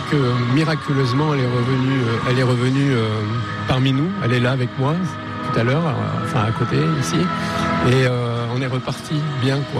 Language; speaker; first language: French; native; French